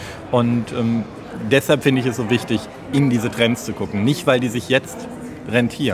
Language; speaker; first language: German; native; German